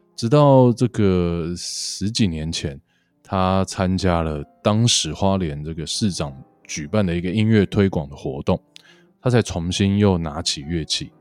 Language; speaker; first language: Chinese; native; Chinese